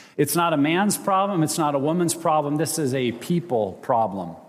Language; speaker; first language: English; native; English